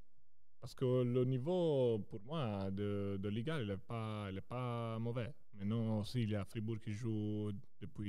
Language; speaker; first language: French; non-native, local second language; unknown